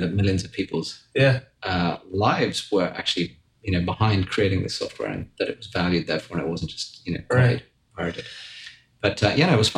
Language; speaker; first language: English; native; English